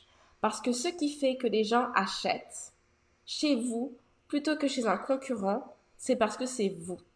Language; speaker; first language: French; native; French